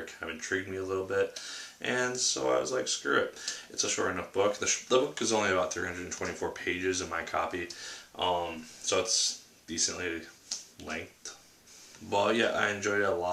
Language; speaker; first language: English; native; English